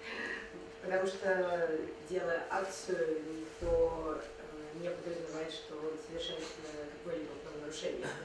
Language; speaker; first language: Russian; native; Russian